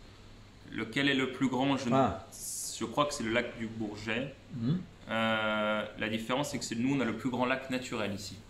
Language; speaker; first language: French; native; French